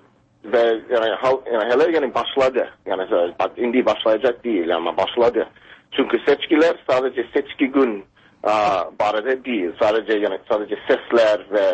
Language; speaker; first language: Turkish; non-native, fluent; English